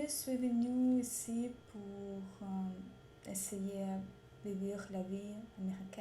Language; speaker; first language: French; non-native, learner; Russian